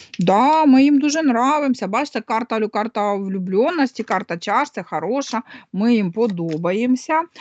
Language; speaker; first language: Ukrainian; non-native, local second language; Russian